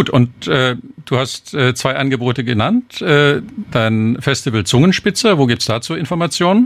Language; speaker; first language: German; native; German